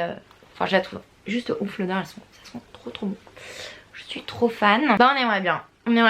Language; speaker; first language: French; native; French